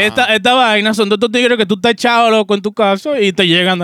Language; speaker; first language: Spanish; native; Spanish